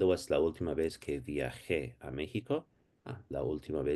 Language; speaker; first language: Spanish; non-native, fluent; English